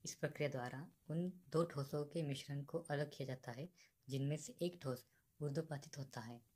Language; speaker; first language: Hindi; non-native, local second language; Marathi